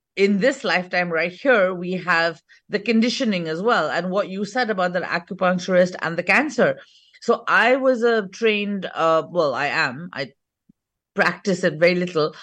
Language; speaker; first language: English; native; English